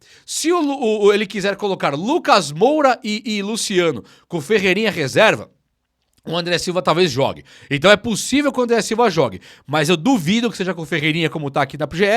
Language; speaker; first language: Portuguese; native; Portuguese